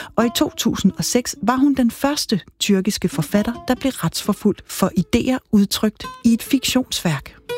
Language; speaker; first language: Danish; native; Danish